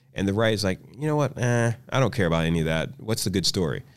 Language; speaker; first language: English; native; English